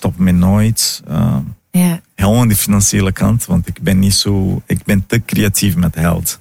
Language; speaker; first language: Dutch; non-native, fluent; Italian